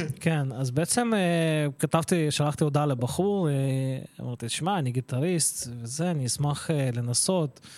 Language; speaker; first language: Hebrew; early bilingual, other home language; Russian